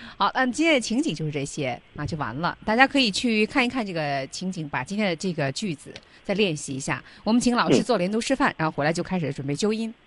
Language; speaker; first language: Chinese; native; Chinese